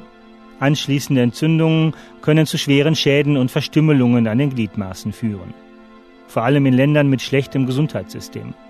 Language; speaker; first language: German; native; German